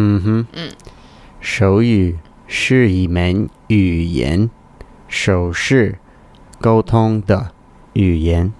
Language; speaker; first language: Chinese; non-native, learner; English